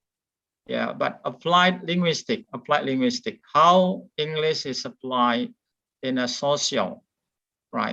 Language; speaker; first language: English; non-native, fluent; Indonesian